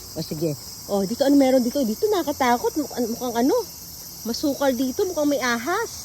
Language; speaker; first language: Filipino; native; Filipino